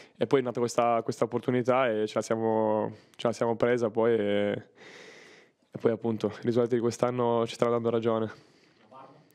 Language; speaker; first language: Italian; native; Italian